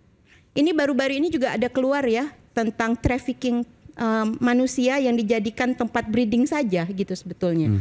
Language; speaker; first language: Indonesian; native; Indonesian